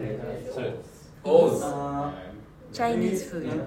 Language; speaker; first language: English; non-native, learner; Japanese